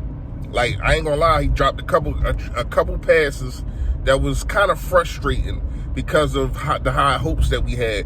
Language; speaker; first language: English; native; English